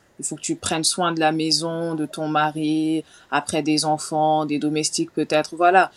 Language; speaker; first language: French; non-native, local second language; Wolof